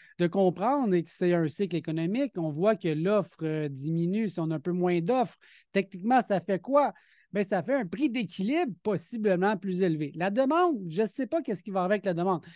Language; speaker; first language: French; native; French